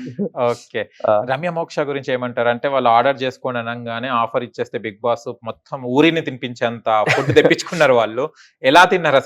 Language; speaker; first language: Telugu; native; Telugu